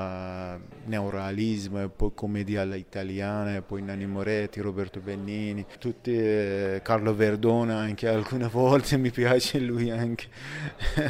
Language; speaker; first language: Italian; non-native, fluent; Persian